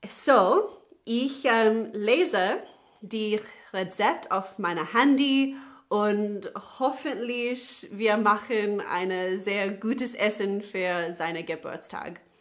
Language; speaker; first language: German; non-native, learner; English